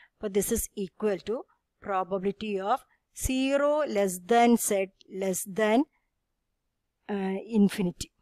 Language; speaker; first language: English; non-native, local second language; Malayalam